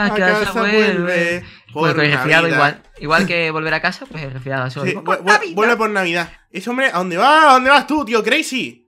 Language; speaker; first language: Spanish; native; Spanish